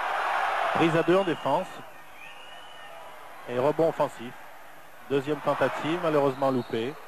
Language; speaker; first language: French; native; French